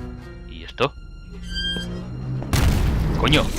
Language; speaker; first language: Spanish; native; Spanish